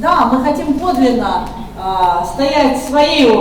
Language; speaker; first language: Russian; native; Russian